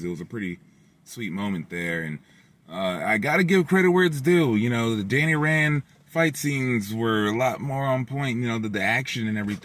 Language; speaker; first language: English; native; English